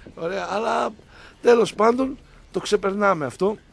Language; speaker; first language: Greek; native; Greek